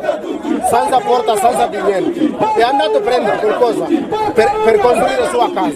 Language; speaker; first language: Italian; non-native, learner; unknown